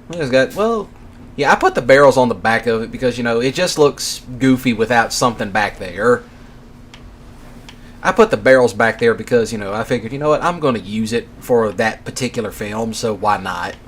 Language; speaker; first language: English; native; English